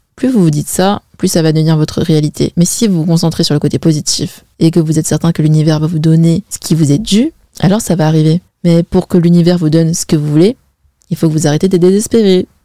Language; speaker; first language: French; early bilingual, other home language; Chinese